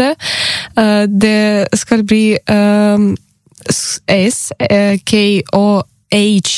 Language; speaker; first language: Norwegian; non-native, learner; Ukrainian